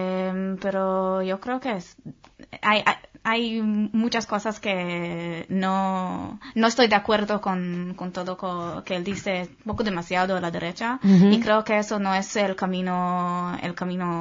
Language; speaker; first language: Spanish; non-native, fluent; Hebrew